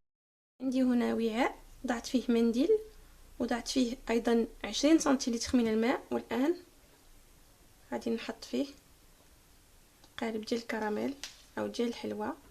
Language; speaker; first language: Arabic; native; Arabic